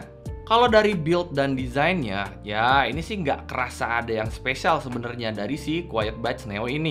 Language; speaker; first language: Indonesian; native; Indonesian